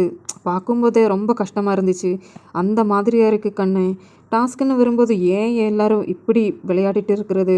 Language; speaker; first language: Tamil; non-native, fluent; Malayalam